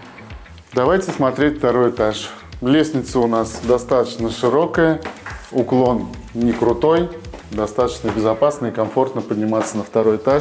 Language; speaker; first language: Russian; native; Russian